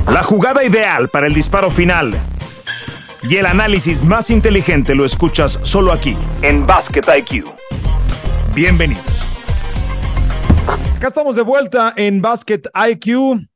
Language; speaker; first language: Spanish; native; Spanish